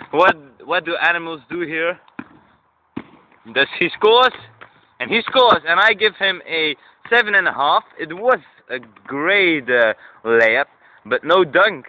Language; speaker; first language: English; non-native, learner; Dutch